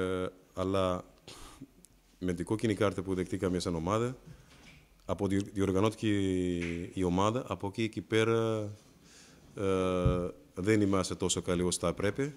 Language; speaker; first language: Greek; non-native, fluent; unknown